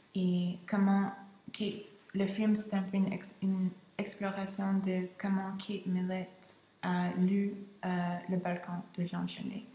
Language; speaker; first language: French; non-native, local second language; English